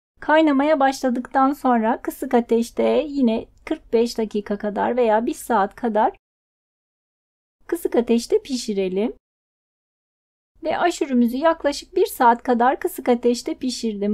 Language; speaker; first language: Turkish; native; Turkish